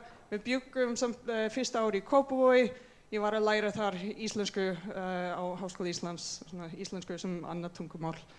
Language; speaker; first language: Icelandic; non-native, fluent; English